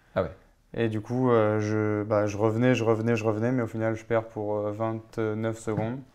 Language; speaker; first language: French; native; French